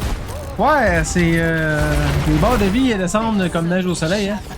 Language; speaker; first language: French; native; French